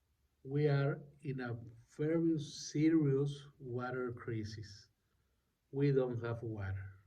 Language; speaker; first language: English; non-native, learner; Spanish